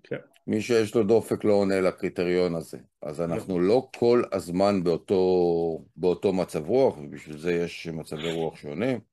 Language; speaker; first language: Hebrew; native; Hebrew